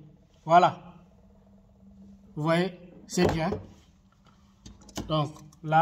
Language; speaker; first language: French; non-native, local second language; Arabic